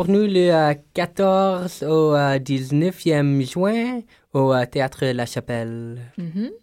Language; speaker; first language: French; non-native, local second language; English